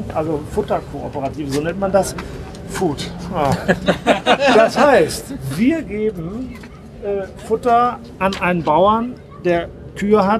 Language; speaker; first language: German; native; German